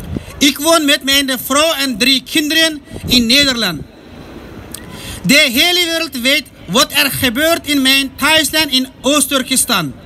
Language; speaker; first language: Dutch; non-native, learner; Uyghur